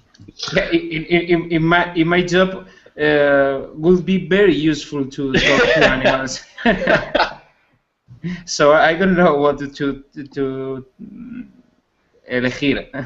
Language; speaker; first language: English; non-native, learner; Spanish